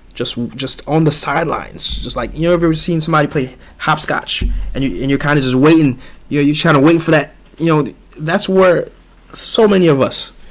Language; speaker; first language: English; early bilingual, other home language; Haitian Creole